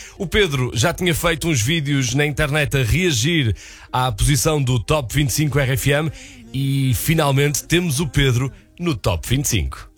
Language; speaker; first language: Portuguese; native; Portuguese